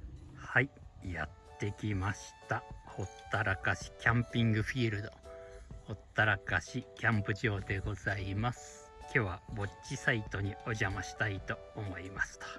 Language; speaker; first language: Japanese; native; Japanese